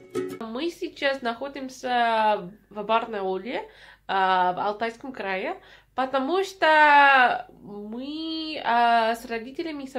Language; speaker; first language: Russian; non-native, fluent; English